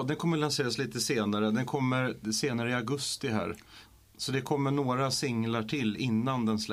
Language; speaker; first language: Swedish; native; Swedish